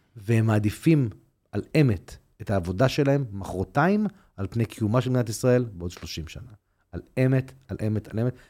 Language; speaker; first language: Hebrew; native; Hebrew